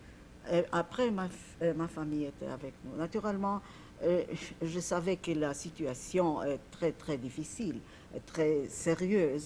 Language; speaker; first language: French; non-native, fluent; Polish